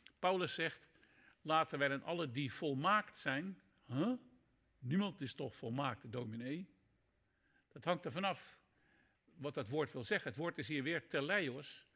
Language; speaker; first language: Dutch; native; Dutch